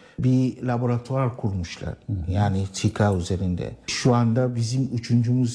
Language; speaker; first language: Turkish; non-native, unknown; Arabic